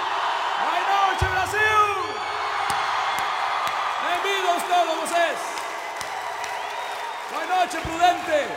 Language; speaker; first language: Portuguese; non-native, fluent; Spanish